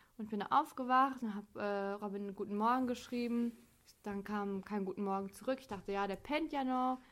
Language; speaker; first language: German; native; German